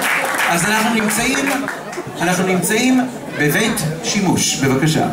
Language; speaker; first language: Hebrew; native; Hebrew